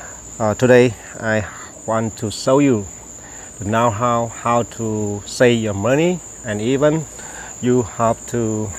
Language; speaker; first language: English; non-native, local second language; Vietnamese